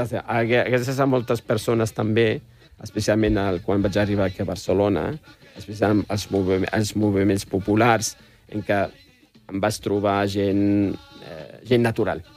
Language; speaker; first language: Catalan; non-native, fluent; Riffian